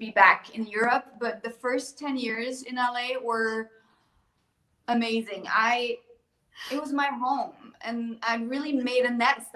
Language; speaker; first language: English; non-native, fluent; French